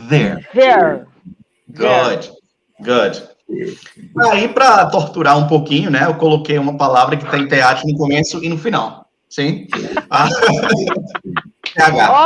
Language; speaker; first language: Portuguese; non-native, fluent; English